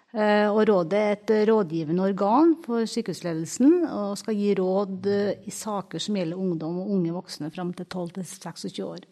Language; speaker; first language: Norwegian; native; Norwegian